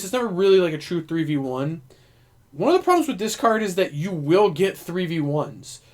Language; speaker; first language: English; native; English